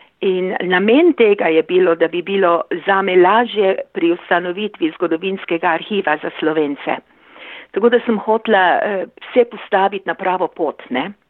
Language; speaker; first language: Slovenian; early bilingual, heritage; Slovenian